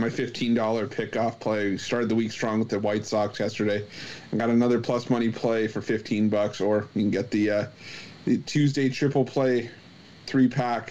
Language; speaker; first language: English; native; English